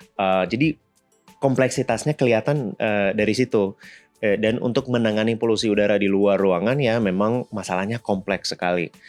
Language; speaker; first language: Indonesian; non-native, fluent; Polish